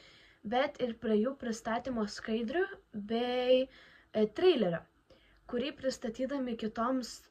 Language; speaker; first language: Lithuanian; native; Lithuanian